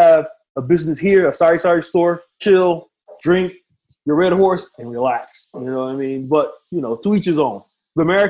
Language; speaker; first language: English; native; English